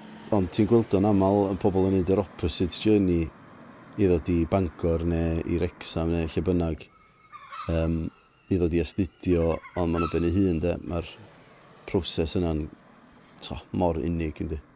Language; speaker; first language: Welsh; native; Welsh